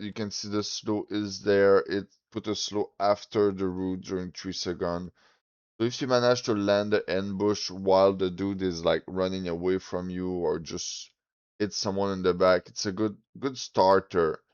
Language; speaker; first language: English; non-native, fluent; French